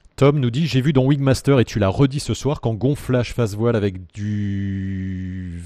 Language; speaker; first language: French; native; French